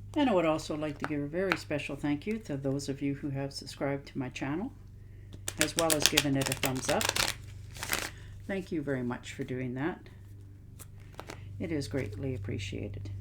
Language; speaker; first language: English; native; English